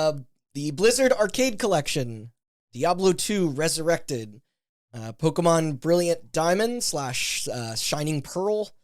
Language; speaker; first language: English; native; English